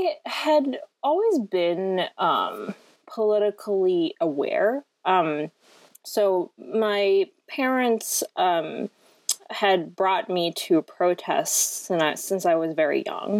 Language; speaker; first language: English; non-native, local second language; Cantonese